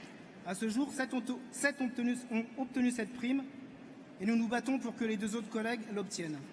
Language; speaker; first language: French; native; French